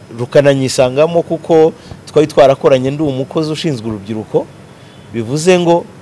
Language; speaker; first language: Kinyarwanda; native; Kinyarwanda